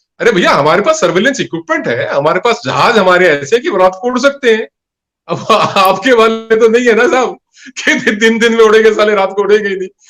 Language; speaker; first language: Hindi; non-native, local second language; Punjabi